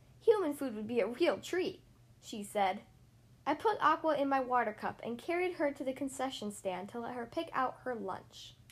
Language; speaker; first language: English; native; English